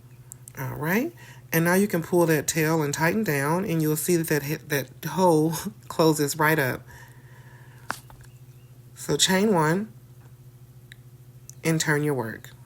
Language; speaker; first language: English; native; English